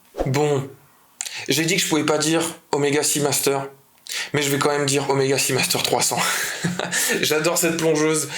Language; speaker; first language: French; native; French